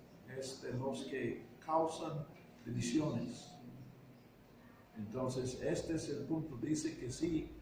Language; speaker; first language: Spanish; non-native, fluent; English